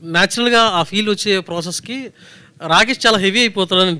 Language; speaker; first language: Telugu; native; Telugu